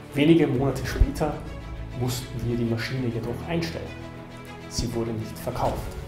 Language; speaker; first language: German; native; German